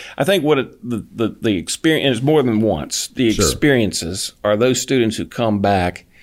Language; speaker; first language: English; native; English